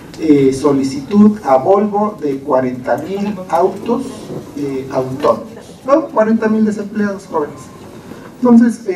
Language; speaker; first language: Spanish; native; Spanish